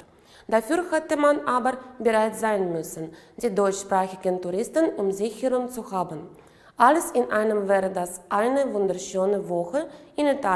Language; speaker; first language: German; non-native, fluent; Uzbek